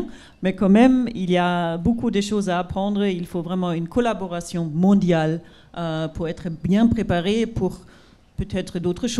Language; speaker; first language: French; non-native, fluent; German